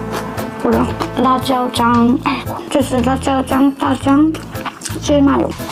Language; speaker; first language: Chinese; non-native, learner; Korean